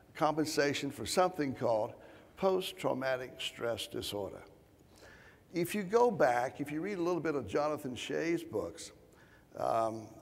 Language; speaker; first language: English; native; English